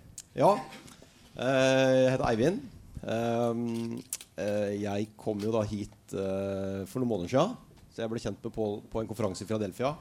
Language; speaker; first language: Norwegian; native; Norwegian